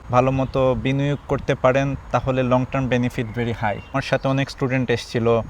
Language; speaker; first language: Bangla; native; Bangla